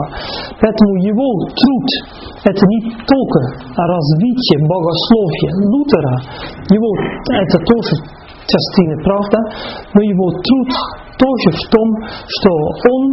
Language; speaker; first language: Russian; non-native, fluent; Dutch